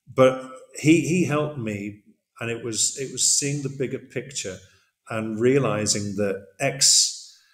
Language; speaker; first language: English; native; English